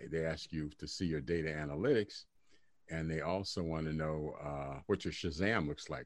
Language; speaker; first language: English; native; English